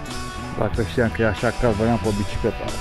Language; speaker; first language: Romanian; native; Romanian